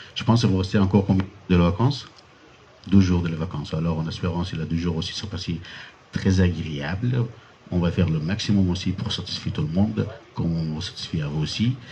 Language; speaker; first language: French; non-native, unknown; Arabic